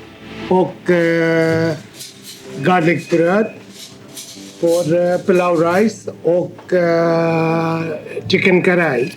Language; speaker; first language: Swedish; non-native, fluent; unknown